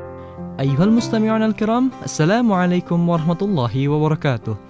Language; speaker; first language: Arabic; non-native, fluent; Indonesian